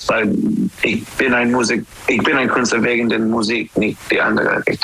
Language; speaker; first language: German; non-native, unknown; English